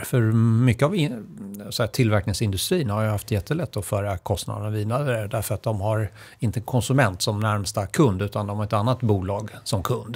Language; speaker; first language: Swedish; native; Swedish